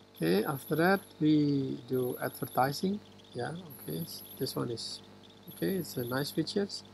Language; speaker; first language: English; non-native, fluent; Indonesian